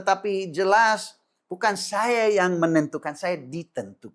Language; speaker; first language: Indonesian; non-native, fluent; English